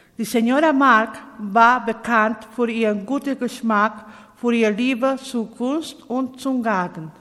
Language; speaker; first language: German; non-native, learner; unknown